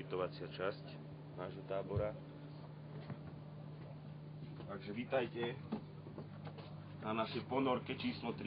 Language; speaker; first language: Slovak; native; Slovak